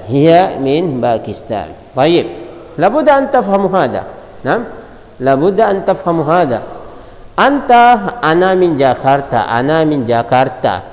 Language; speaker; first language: Arabic; non-native, fluent; Indonesian